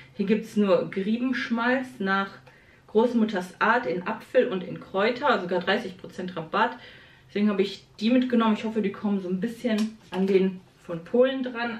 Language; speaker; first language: German; early bilingual, other home language; Polish